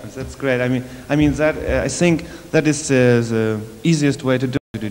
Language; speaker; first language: English; non-native, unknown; German